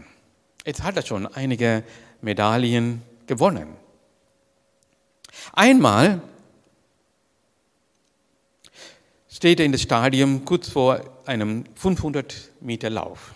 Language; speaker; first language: German; non-native, learner; Sinhala